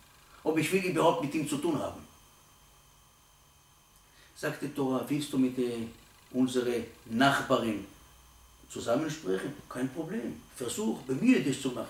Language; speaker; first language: German; non-native, learner; Hebrew